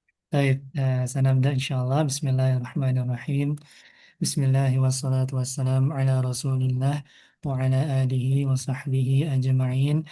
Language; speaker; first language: Arabic; non-native, fluent; Indonesian